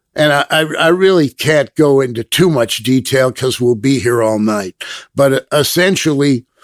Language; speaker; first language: English; native; English